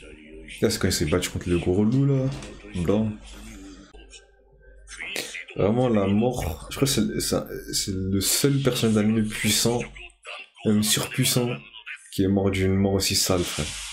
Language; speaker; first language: French; native; French